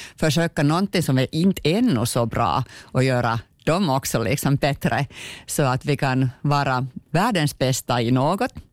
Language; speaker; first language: Swedish; non-native, local second language; Finnish